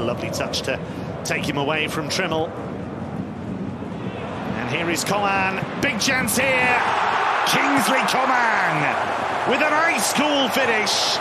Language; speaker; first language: English; native; English